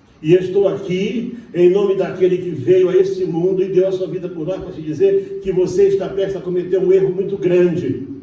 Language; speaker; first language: Portuguese; native; Portuguese